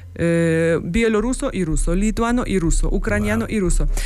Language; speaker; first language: Spanish; non-native, fluent; Ukrainian